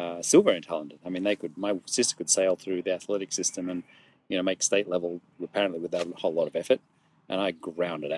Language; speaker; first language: English; native; English